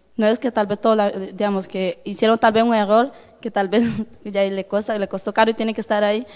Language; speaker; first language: Spanish; non-native, local second language; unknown